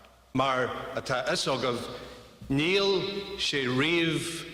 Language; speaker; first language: Irish; non-native, learner; English